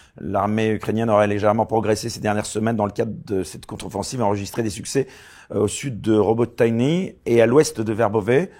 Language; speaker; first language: French; native; French